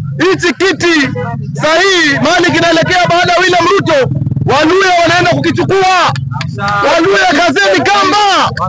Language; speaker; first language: Swahili; non-native, local second language; Luyia